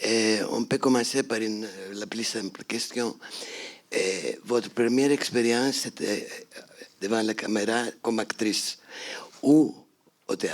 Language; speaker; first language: French; non-native, fluent; Greek